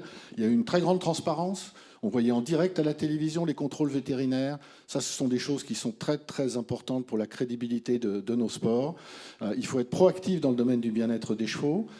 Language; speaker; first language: French; native; French